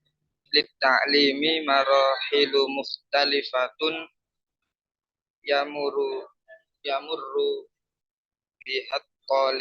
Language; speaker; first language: Arabic; non-native, learner; Indonesian